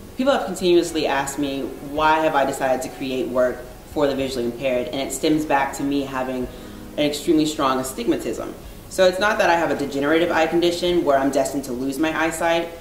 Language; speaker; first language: English; native; English